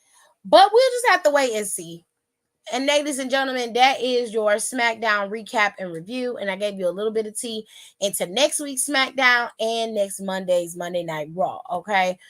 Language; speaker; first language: English; native; English